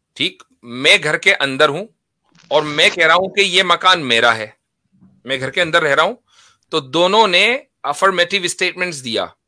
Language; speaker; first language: Hindi; native; Hindi